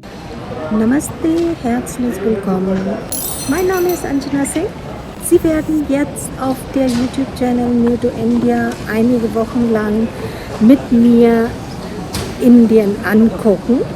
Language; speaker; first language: German; non-native, fluent; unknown